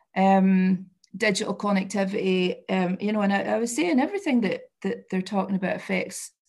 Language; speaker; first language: English; native; English